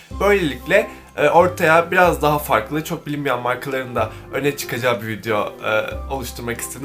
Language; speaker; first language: Turkish; native; Turkish